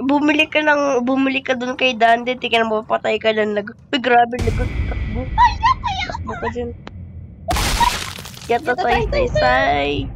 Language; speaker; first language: Filipino; native; Filipino